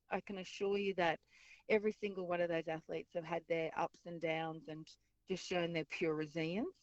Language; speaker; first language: English; native; English